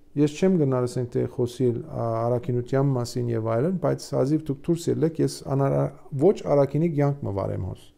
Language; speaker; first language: Armenian; early bilingual, heritage; Armenian